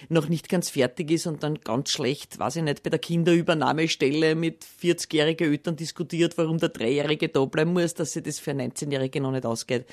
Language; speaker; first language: German; native; German